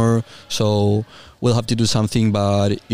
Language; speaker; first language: English; non-native, fluent; Spanish